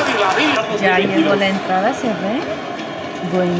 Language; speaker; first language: Spanish; non-native, fluent; English